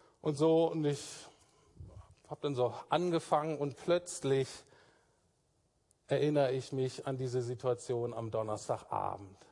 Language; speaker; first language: German; native; German